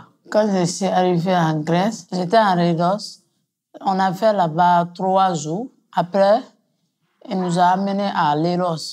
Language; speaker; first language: French; non-native, local second language; Mandingo